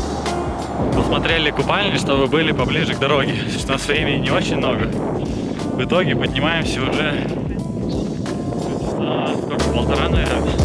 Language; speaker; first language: Russian; native; Russian